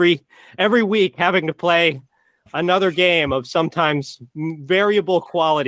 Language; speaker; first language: English; native; English